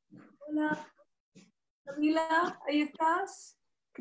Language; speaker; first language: Spanish; non-native, fluent; English